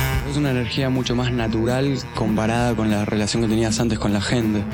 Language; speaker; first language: Spanish; native; Spanish